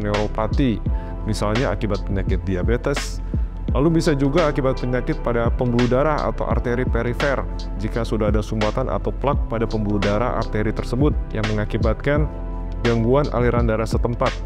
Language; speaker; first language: Indonesian; native; Indonesian